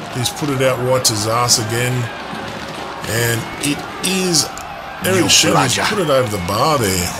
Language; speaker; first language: English; native; English